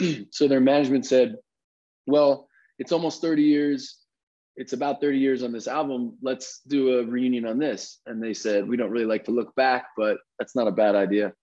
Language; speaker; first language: English; native; English